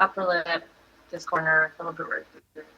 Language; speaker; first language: English; native; English